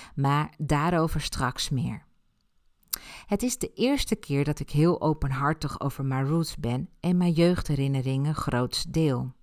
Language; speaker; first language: Dutch; early bilingual, other home language; Spanish